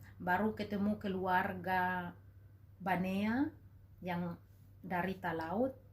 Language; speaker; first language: Indonesian; native; Indonesian